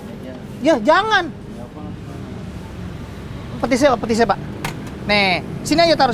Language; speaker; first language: Indonesian; native; Indonesian